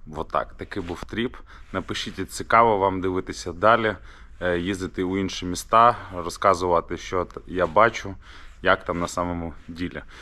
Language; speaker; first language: Ukrainian; native; Ukrainian